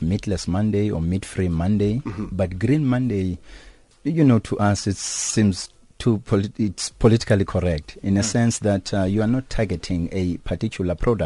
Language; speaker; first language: English; non-native, local second language; Xhosa